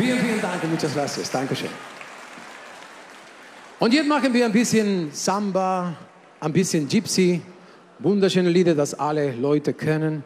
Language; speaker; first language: German; non-native, fluent; Spanish